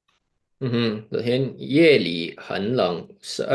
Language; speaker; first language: Chinese; non-native, fluent; Indonesian